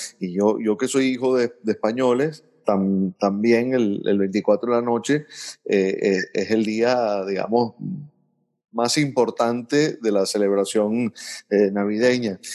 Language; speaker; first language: Spanish; native; Spanish